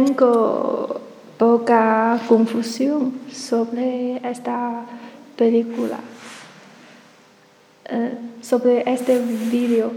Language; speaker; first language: Spanish; non-native, learner; Chinese